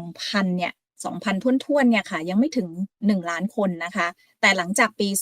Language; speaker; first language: Thai; native; Thai